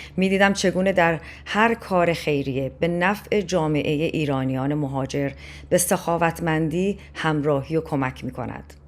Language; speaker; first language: Persian; native; Persian